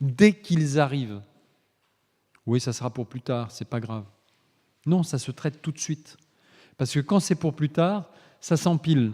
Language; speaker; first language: French; native; French